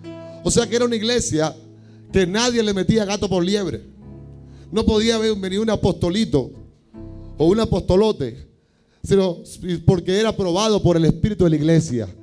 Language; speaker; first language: Spanish; native; Spanish